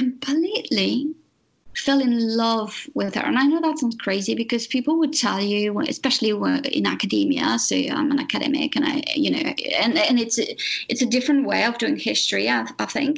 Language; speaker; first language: English; non-native, fluent; French